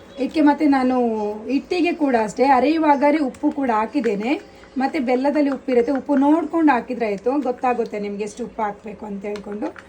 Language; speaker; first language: Kannada; non-native, local second language; Tulu